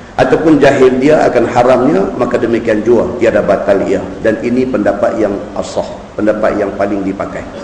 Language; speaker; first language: Malay; native; Malay